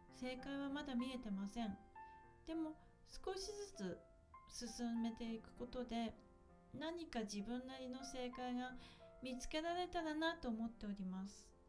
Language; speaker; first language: Japanese; native; Japanese